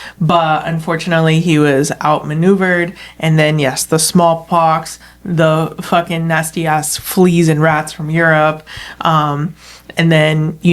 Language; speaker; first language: English; native; English